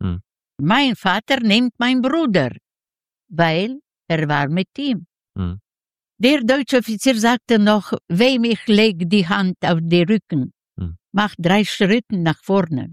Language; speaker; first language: German; non-native, learner; Yiddish